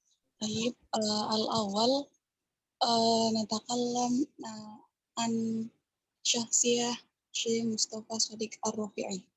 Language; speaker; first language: Arabic; non-native, learner; Indonesian